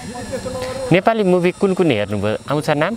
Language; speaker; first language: Nepali; native; Nepali